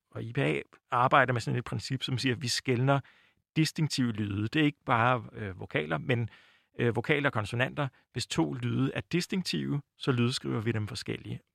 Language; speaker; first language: Danish; native; Danish